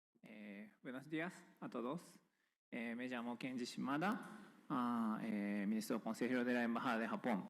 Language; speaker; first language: Spanish; non-native, fluent; Japanese